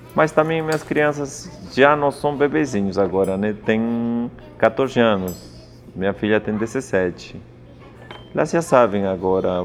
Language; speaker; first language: Portuguese; non-native, fluent; Spanish